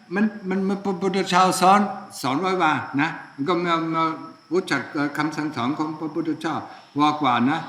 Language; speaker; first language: Thai; non-native, fluent; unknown